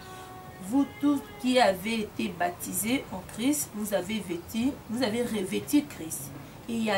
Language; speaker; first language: French; non-native, local second language; Lingala